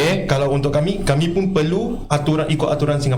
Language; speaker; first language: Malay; non-native, local second language; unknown